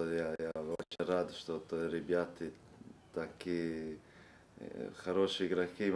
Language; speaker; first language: Russian; non-native, learner; Serbian